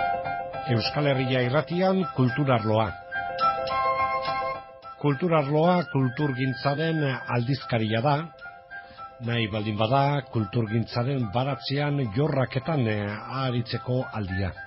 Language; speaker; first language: Basque; native; Basque